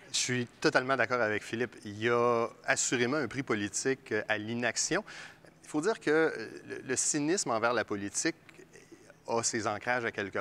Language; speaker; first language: French; native; French